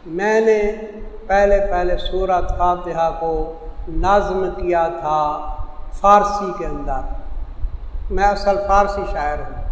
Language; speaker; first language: Urdu; non-native, local second language; Saraiki